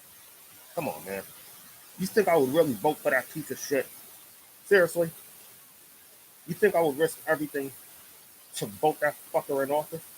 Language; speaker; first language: English; native; English